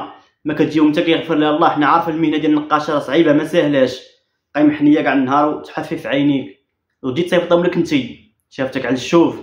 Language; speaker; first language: Arabic; native; Arabic